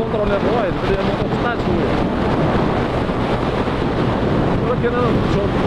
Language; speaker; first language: Arabic; native; Arabic